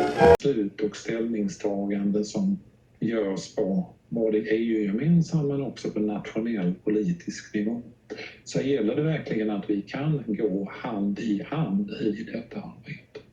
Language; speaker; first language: Swedish; native; Swedish